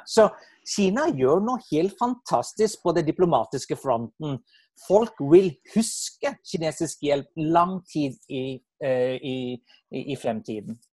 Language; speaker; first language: Norwegian; non-native, fluent; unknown